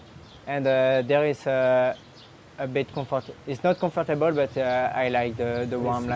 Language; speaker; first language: English; non-native, learner; French